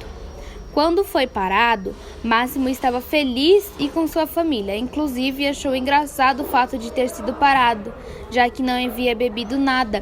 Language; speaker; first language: Portuguese; native; Portuguese